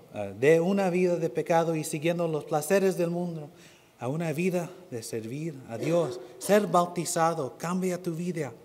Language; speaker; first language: Spanish; non-native, fluent; English